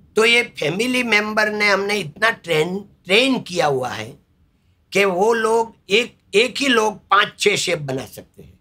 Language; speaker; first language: Hindi; non-native, local second language; Gujarati